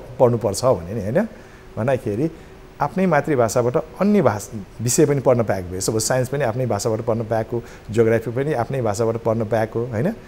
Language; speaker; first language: Nepali; non-native, local second language; Newari